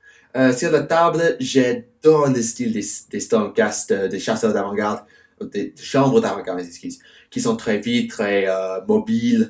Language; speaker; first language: French; non-native, fluent; English